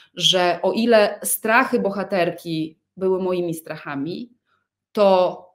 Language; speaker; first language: Polish; early bilingual, other home language; Russian